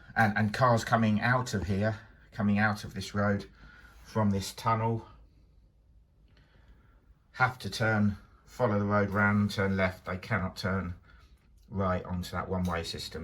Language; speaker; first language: English; native; English